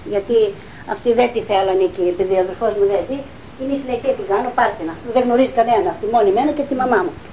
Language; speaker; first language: Greek; non-native, local second language; Bulgarian